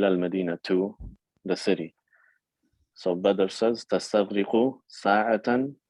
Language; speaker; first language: Arabic; non-native, fluent; English